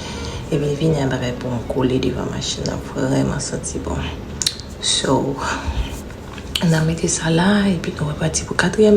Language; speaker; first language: French; non-native, learner; Haitian Creole